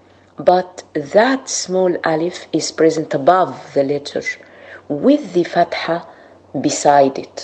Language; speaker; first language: English; non-native, fluent; Arabic